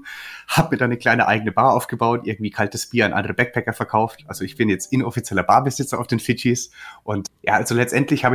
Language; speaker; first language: German; native; German